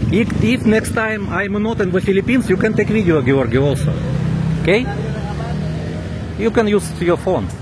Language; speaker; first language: English; non-native, learner; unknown